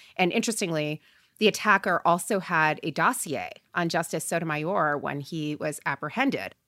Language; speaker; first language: English; native; English